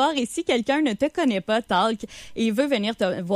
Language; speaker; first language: French; native; French